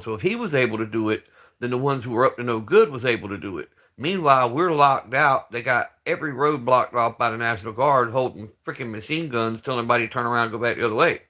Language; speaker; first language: English; native; English